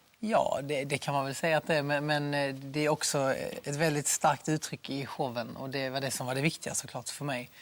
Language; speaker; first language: Swedish; native; Swedish